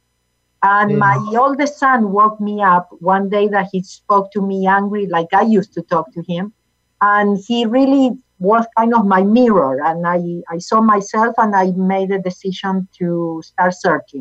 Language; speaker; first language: English; non-native, fluent; Spanish